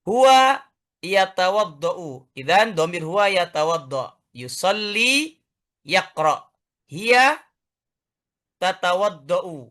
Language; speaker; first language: Arabic; non-native, learner; Indonesian